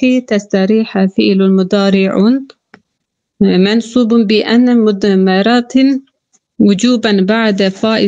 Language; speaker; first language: Arabic; non-native, learner; Turkish